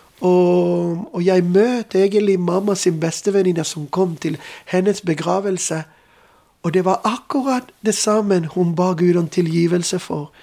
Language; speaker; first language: Norwegian; non-native, fluent; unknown